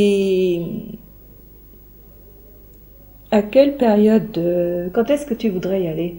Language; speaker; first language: French; native; French